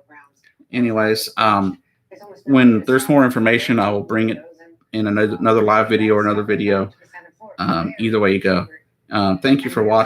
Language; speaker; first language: English; native; English